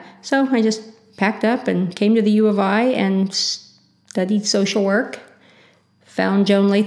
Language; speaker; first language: English; native; English